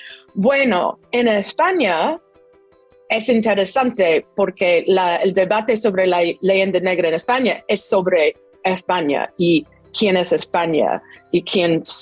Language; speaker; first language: Spanish; non-native, fluent; English